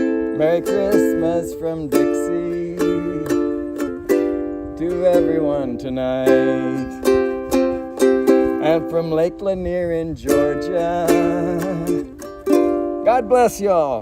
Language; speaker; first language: English; native; English